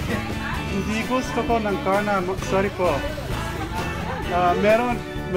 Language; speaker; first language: Filipino; non-native, learner; English